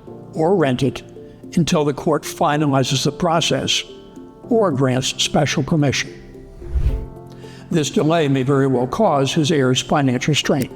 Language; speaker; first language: English; native; English